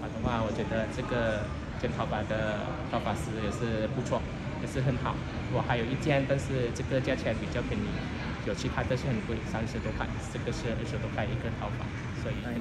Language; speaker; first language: Chinese; early bilingual, heritage; Chinese